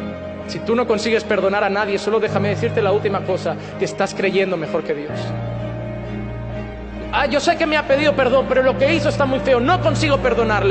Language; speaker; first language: Spanish; native; Spanish